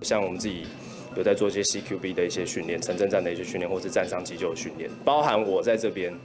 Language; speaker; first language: Chinese; native; Chinese